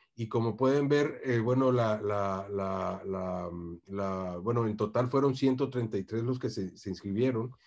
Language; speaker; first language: Spanish; native; Spanish